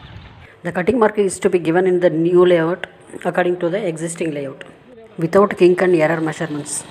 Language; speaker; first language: English; non-native, local second language; Tamil